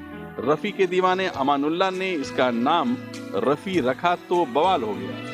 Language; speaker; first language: Hindi; native; Hindi